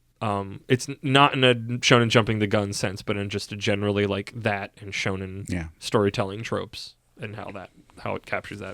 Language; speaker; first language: English; native; English